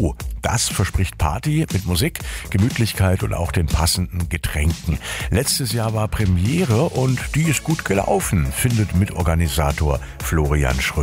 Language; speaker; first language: German; native; German